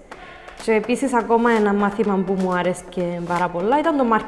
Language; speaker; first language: Greek; native; Greek